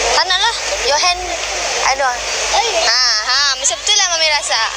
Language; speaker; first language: Indonesian; non-native, local second language; Malay